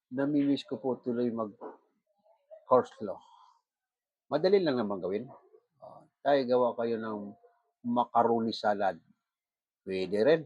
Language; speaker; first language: Filipino; non-native, local second language; Bikol